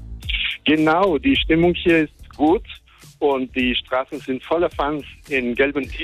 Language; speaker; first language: German; non-native, fluent; Spanish